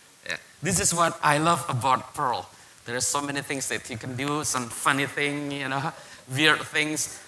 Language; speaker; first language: English; non-native, fluent; Indonesian